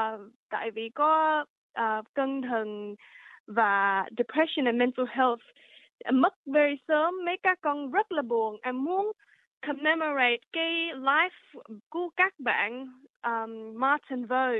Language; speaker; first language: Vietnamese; early bilingual, heritage; Vietnamese